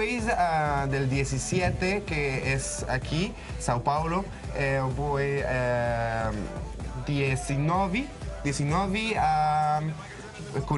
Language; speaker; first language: Portuguese; non-native, learner; Spanish